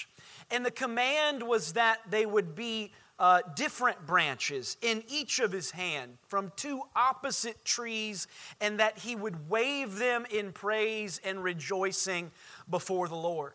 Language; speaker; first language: English; native; English